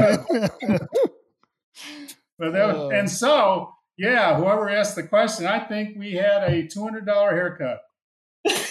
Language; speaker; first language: English; native; English